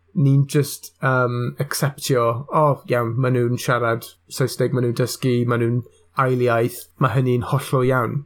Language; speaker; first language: Welsh; non-native, local second language; English